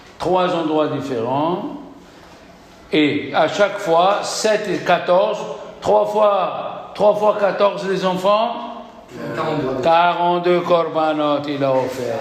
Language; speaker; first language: French; native; French